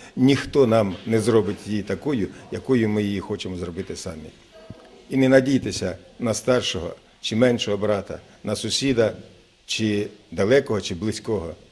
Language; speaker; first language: Ukrainian; native; Ukrainian